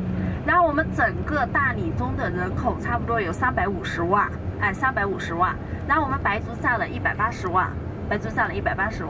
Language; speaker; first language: Chinese; native; Chinese